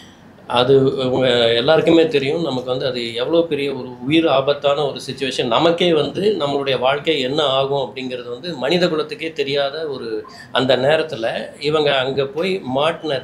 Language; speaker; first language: Tamil; native; Tamil